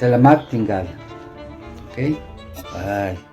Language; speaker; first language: Indonesian; non-native, learner; Spanish